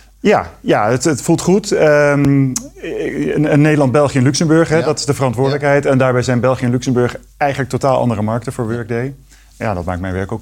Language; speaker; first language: Dutch; native; Dutch